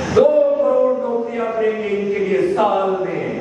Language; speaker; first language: Hindi; non-native, local second language; Marathi